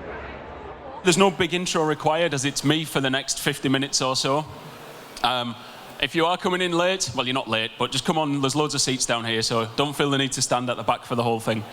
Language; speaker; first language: English; native; English